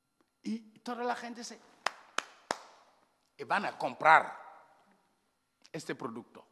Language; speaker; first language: Spanish; non-native, learner; Wolof